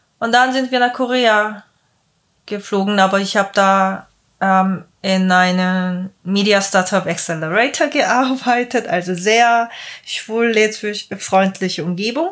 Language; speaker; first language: German; non-native, fluent; Korean